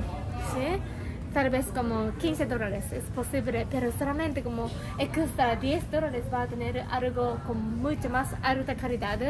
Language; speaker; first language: Spanish; non-native, learner; Japanese